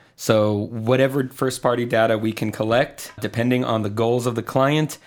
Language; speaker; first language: English; non-native, fluent; Spanish